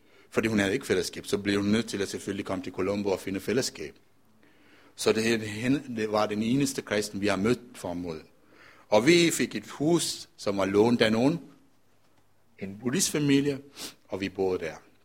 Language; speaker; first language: Danish; non-native, fluent; Sinhala